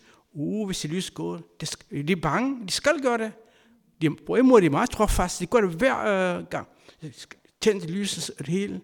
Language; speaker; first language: Danish; non-native, fluent; Kabuverdianu